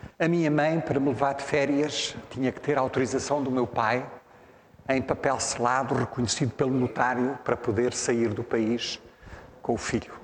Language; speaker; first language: Portuguese; native; Portuguese